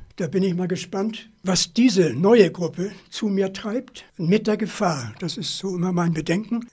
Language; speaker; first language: German; native; German